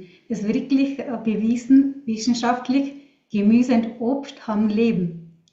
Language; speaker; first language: German; non-native, learner; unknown